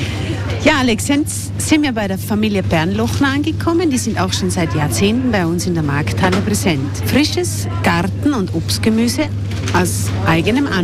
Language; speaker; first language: German; native; German